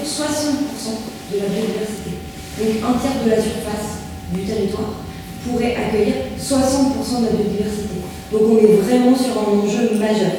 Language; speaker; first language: French; native; French